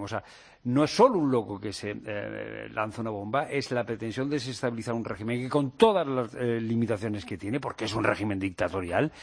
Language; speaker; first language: Spanish; native; Spanish